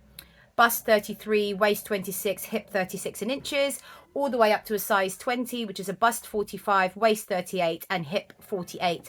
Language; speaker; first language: English; native; English